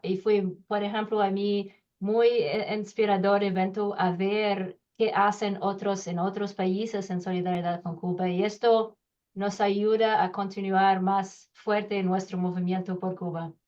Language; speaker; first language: Spanish; non-native, learner; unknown